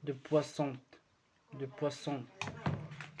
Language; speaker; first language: French; non-native, learner; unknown